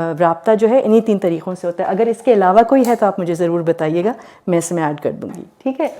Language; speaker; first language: Urdu; native; Urdu